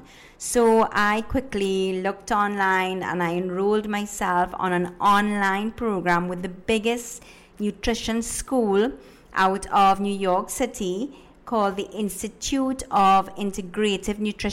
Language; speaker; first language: English; early bilingual, other home language; Spanish